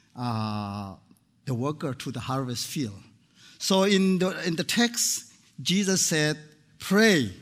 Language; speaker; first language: English; non-native, fluent; Burmese